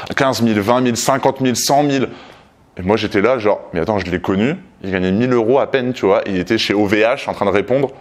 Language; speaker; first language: French; native; French